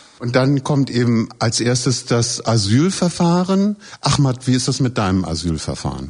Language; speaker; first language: German; native; German